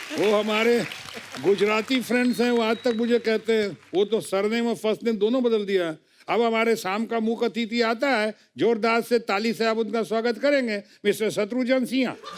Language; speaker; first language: Hindi; native; Hindi